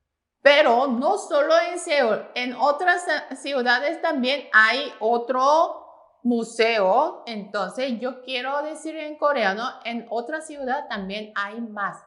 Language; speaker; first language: Spanish; non-native, fluent; Korean